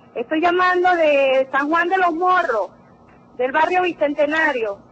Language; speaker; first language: Spanish; native; Spanish